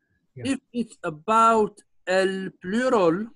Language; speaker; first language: English; non-native, fluent; Arabic